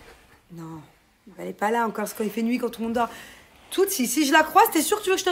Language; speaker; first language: French; native; French